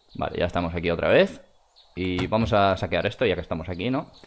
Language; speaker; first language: Spanish; non-native, fluent; Russian